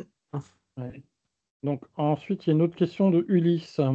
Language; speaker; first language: French; native; French